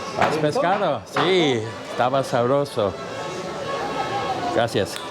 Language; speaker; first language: Spanish; non-native, fluent; English